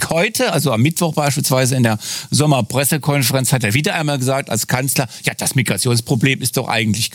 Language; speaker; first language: German; native; German